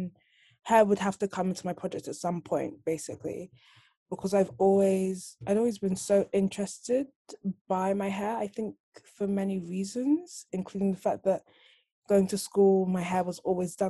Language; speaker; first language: English; native; English